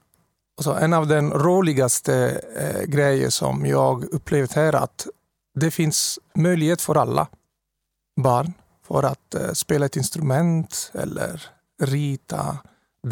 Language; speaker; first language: Swedish; non-native, fluent; Italian